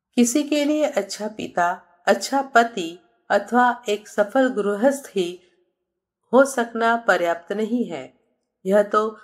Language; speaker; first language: Hindi; native; Hindi